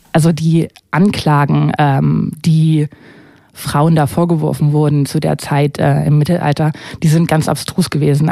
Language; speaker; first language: German; native; German